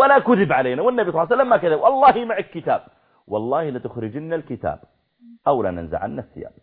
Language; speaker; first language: Arabic; native; Arabic